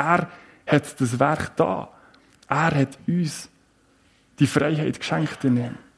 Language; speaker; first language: German; native; German